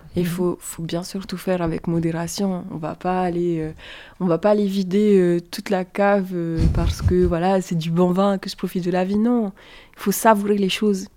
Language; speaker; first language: French; native; French